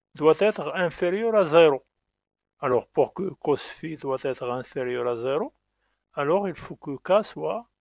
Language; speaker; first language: French; non-native, local second language; Arabic